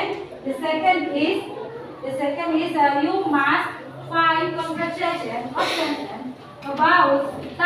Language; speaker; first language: English; non-native, learner; Indonesian